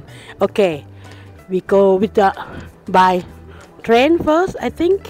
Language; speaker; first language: English; non-native, learner; Thai